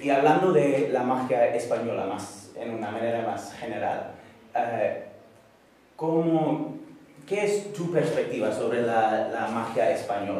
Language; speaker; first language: Spanish; non-native, fluent; English